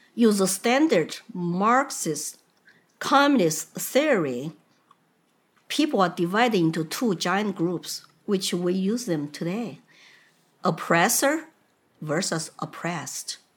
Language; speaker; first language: English; non-native, fluent; Chinese